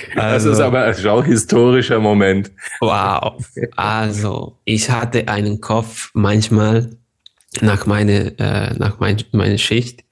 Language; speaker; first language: German; non-native, fluent; Serbian